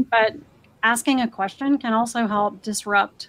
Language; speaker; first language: English; native; English